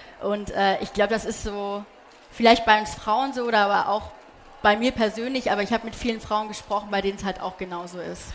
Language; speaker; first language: German; early bilingual, other home language; Polish